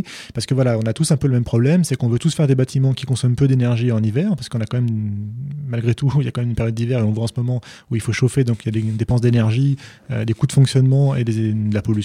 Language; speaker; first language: French; native; French